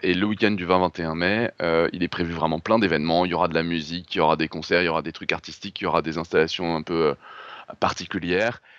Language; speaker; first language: French; native; French